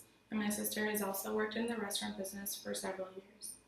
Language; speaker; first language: English; native; English